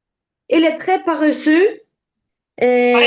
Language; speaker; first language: French; non-native, learner; Ukrainian